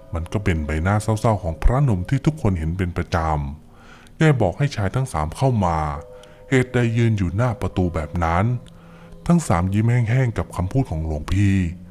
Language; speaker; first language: Thai; native; Thai